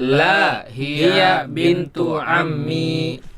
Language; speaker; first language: Arabic; non-native, learner; Indonesian